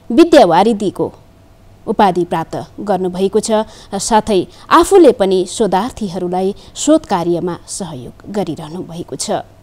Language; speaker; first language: Nepali; native; Nepali